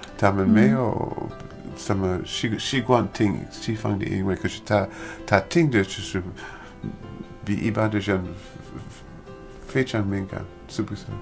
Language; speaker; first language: Chinese; non-native, learner; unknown